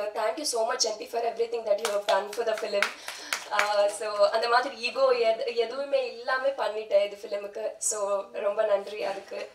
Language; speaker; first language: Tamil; non-native, fluent; Telugu